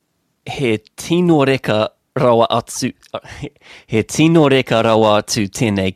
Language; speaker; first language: Māori; non-native, learner; English